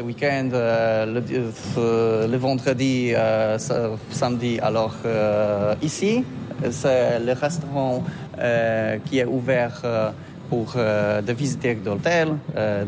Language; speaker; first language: French; non-native, learner; Polish